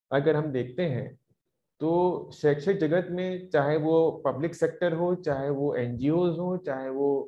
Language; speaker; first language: Hindi; native; Hindi